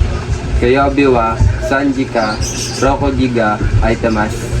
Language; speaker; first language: Japanese; non-native, learner; Filipino